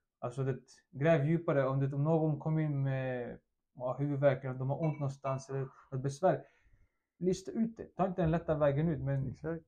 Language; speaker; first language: Swedish; early bilingual, other home language; Russian